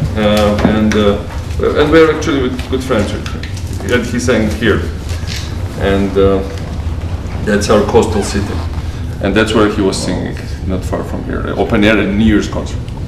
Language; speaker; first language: English; non-native, fluent; Georgian